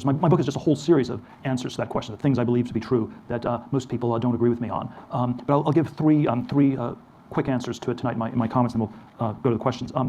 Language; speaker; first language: English; native; English